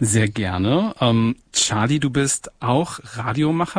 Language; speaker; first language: German; native; German